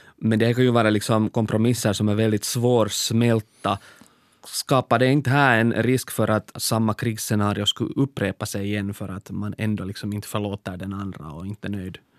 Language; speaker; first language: Swedish; native; Swedish